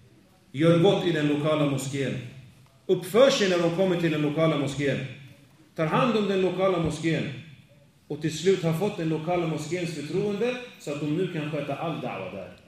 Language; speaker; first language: Swedish; native; Swedish